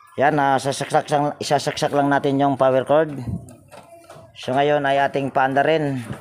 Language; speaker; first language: Filipino; non-native, local second language; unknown